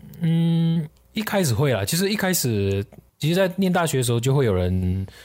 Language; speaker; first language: Chinese; native; Chinese